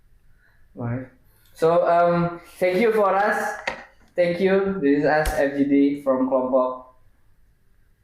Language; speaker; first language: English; non-native, learner; Indonesian